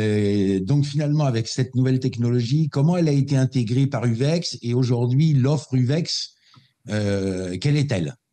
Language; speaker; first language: French; native; French